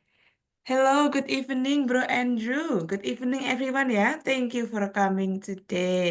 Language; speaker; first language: English; non-native, fluent; Indonesian